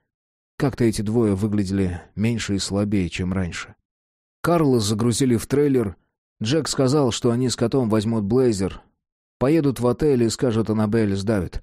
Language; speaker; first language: Russian; native; Russian